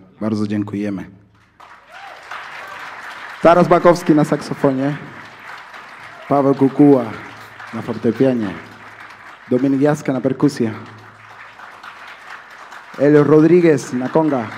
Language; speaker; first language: Polish; non-native, fluent; Spanish